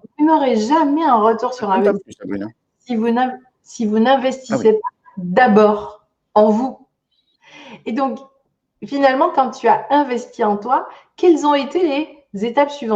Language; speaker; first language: French; native; French